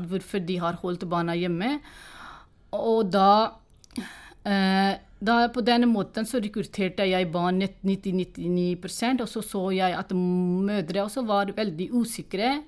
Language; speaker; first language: Norwegian; non-native, fluent; Urdu